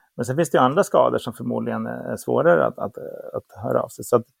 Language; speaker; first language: Swedish; native; Swedish